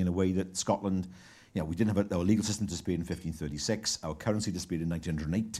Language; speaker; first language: English; native; English